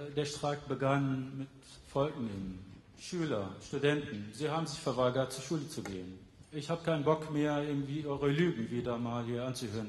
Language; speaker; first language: German; non-native, fluent; Arabic